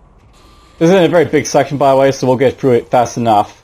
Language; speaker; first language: English; native; English